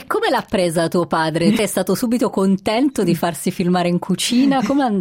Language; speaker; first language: Italian; native; Italian